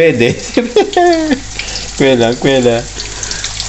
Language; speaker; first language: Italian; non-native, learner; Filipino